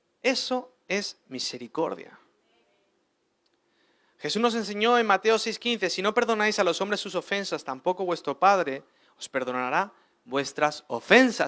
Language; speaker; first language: Spanish; native; Spanish